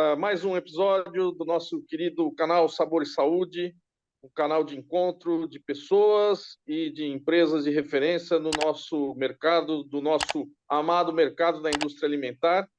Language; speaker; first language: Portuguese; native; Portuguese